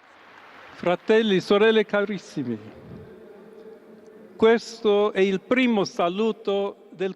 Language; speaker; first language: Italian; non-native, fluent; English